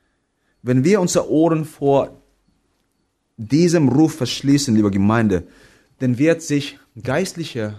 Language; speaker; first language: German; non-native, fluent; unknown